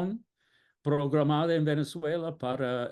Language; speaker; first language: Spanish; non-native, fluent; English